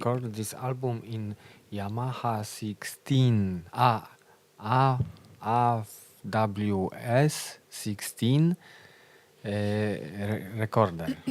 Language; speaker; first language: English; non-native, learner; Polish